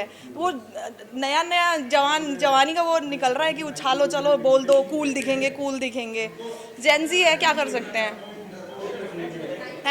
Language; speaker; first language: Hindi; native; Hindi